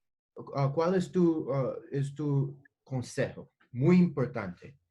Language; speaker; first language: Spanish; non-native, learner; English